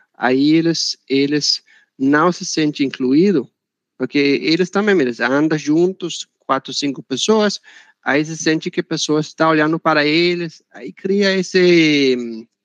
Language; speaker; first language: Portuguese; non-native, fluent; Danish